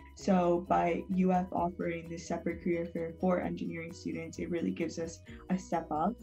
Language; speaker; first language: English; non-native, fluent; Spanish